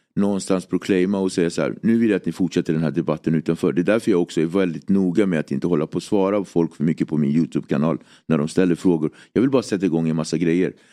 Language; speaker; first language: Swedish; native; Swedish